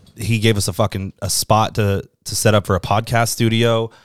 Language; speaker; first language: English; native; English